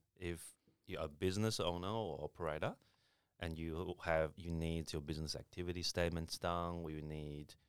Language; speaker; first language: English; early bilingual, other home language; Chinese